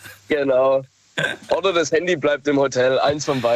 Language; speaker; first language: German; native; German